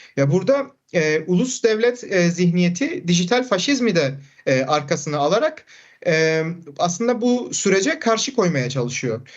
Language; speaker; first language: Turkish; non-native, local second language; Kurdish